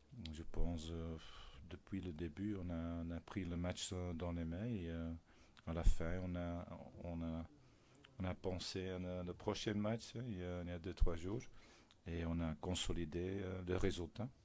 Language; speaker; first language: French; non-native, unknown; Dutch